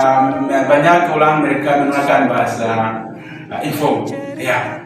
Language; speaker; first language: Indonesian; non-native, learner; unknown